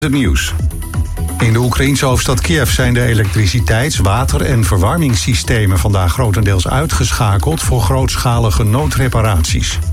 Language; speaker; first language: Dutch; native; Dutch